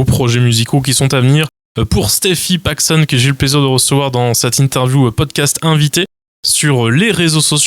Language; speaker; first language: French; native; French